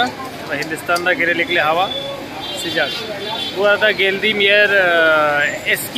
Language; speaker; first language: Turkish; non-native, fluent; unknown